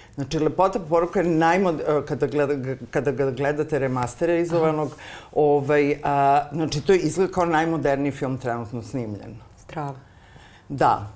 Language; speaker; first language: Bosnian; native; Bosnian